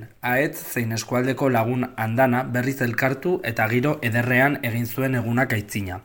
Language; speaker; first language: Basque; native; Basque